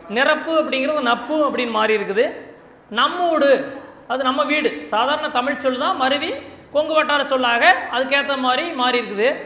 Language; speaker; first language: Tamil; native; Tamil